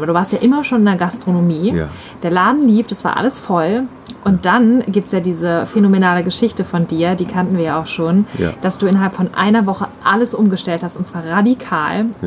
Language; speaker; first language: German; native; German